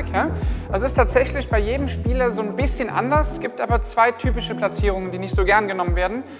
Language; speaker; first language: German; native; German